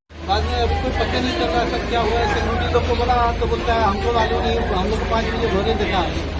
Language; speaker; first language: Hindi; non-native, local second language; Bhojpuri